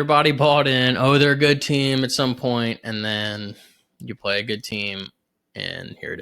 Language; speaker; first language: English; native; English